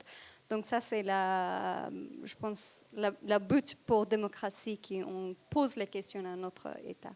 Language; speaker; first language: French; non-native, fluent; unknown